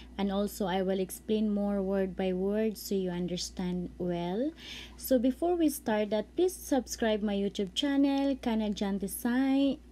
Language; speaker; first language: English; non-native, local second language; Cebuano